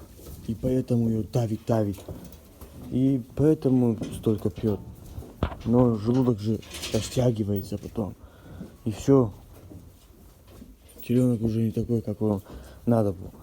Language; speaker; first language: Russian; non-native, local second language; Ossetic